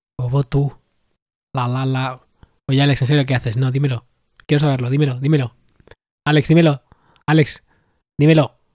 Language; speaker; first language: Spanish; native; Spanish